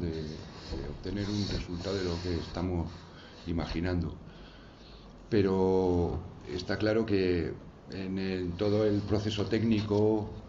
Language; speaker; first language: Spanish; native; Spanish